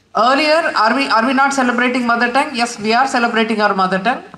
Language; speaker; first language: English; non-native, local second language; Telugu